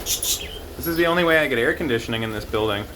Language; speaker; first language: English; native; English